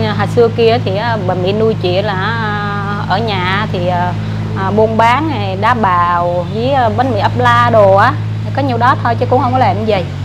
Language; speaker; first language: Vietnamese; non-native, local second language; Eastern Cham